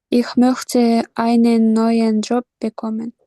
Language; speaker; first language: German; non-native, learner; Kyrgyz